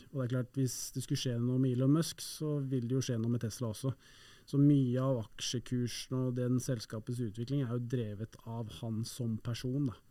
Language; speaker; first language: Norwegian; native; Norwegian